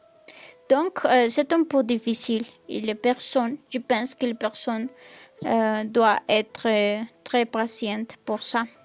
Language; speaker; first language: French; non-native, learner; Spanish